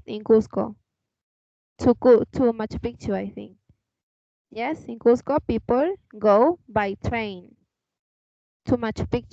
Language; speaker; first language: English; non-native, fluent; Spanish